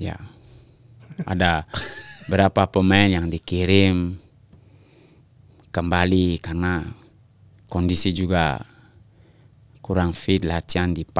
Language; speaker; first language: Indonesian; non-native, local second language; French